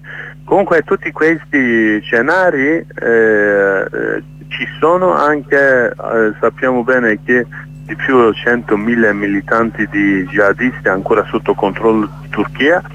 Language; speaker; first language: Italian; non-native, learner; Kurdish